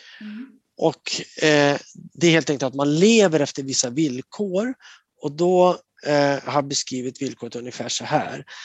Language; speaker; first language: Swedish; native; Swedish